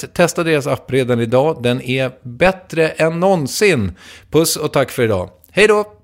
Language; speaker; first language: Swedish; native; Swedish